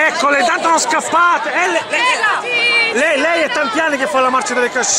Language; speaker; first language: Italian; native; Italian